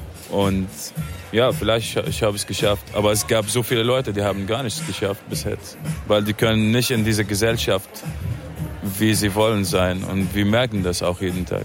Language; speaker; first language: German; non-native, fluent; Arabic